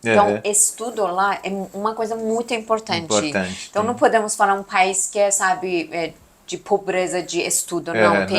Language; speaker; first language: Portuguese; non-native, fluent; Persian